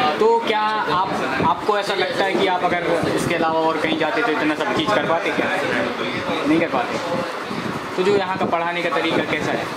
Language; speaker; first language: Hindi; native; Hindi